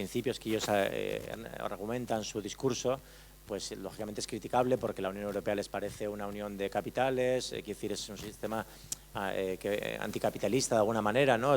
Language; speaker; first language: Spanish; native; Spanish